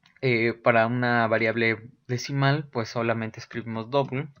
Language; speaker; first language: Spanish; native; Spanish